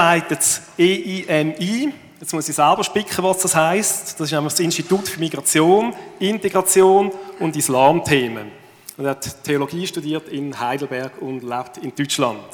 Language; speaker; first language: German; native; German